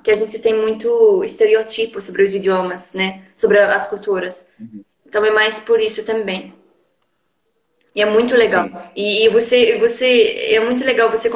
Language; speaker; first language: Portuguese; non-native, fluent; Arabic